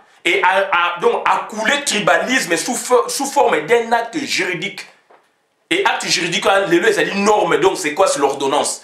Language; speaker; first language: French; non-native, local second language; Lingala